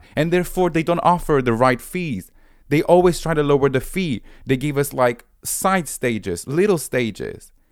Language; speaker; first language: English; non-native, fluent; Italian